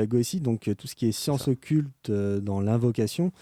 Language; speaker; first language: French; native; French